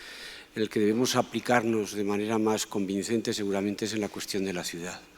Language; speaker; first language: Spanish; native; Spanish